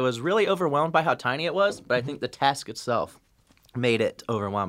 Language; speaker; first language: English; native; English